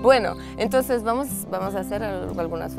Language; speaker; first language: Spanish; non-native, learner; Polish